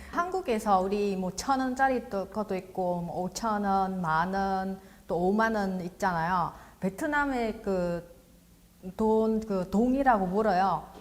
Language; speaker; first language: Korean; non-native, fluent; Vietnamese